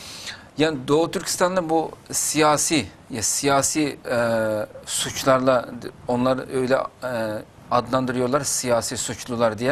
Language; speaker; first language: Turkish; non-native, fluent; Uyghur